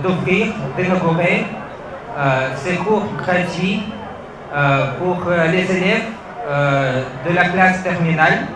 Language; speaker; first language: French; non-native, fluent; Russian